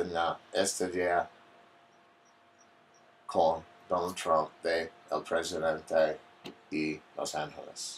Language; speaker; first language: Spanish; non-native, learner; English